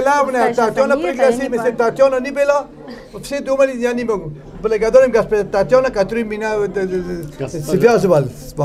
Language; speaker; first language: Russian; non-native, learner; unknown